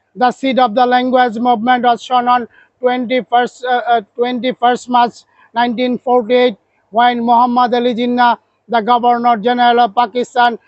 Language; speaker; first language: English; non-native, local second language; Bangla